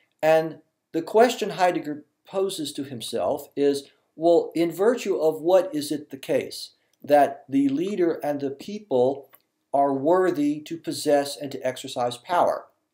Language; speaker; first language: English; native; English